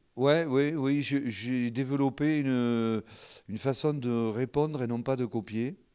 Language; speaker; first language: French; non-native, local second language; Occitan